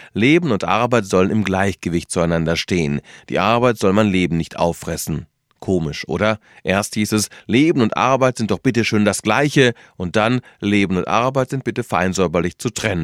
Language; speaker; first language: German; native; German